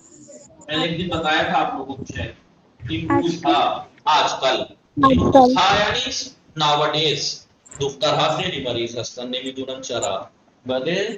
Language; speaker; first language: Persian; non-native, fluent; Urdu